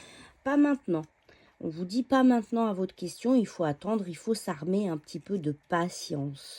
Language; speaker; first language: French; native; French